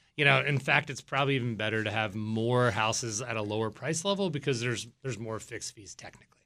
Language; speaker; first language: English; native; English